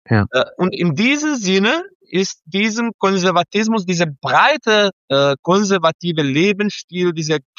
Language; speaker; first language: German; non-native, fluent; Serbian